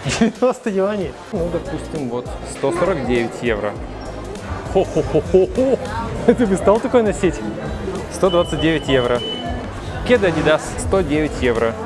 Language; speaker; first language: Russian; native; Russian